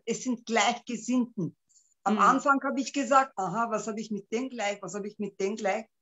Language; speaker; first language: German; non-native, local second language; Turkish